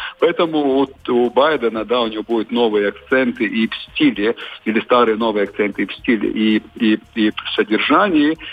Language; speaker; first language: Russian; non-native, local second language; Latvian